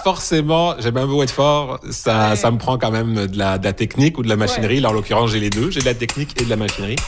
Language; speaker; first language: French; native; French